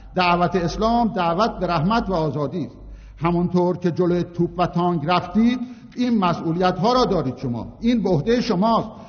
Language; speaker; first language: Persian; non-native, local second language; Azerbaijani